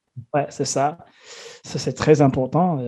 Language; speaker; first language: French; non-native, fluent; English